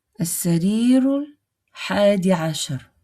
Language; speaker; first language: Arabic; non-native, fluent; Russian